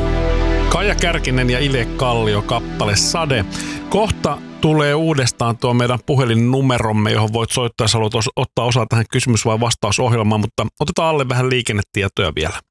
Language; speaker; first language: Finnish; native; Finnish